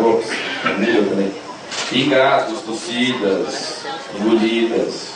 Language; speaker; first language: Portuguese; native; Portuguese